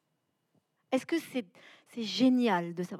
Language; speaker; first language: French; native; French